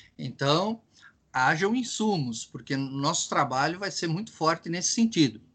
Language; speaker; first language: Portuguese; native; Portuguese